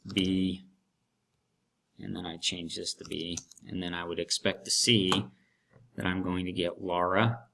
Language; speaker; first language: English; native; English